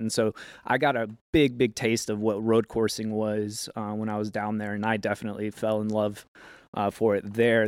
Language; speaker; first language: English; native; English